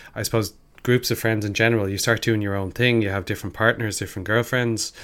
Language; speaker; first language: English; native; English